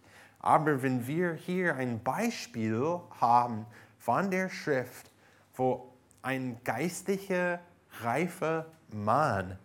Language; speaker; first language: German; non-native, fluent; English